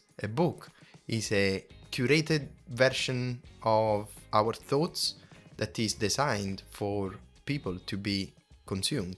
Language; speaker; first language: English; non-native, fluent; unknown